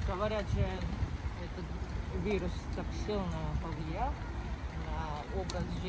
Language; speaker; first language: Russian; non-native, learner; Korean